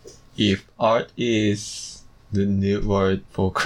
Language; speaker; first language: English; non-native, learner; Japanese